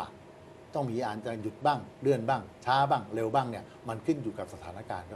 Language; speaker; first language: Thai; native; Thai